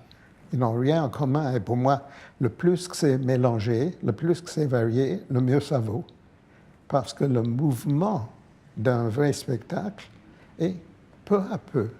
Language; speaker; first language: French; non-native, fluent; English